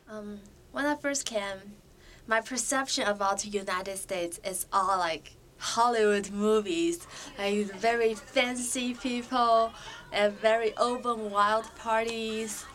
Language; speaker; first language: English; non-native, fluent; Chinese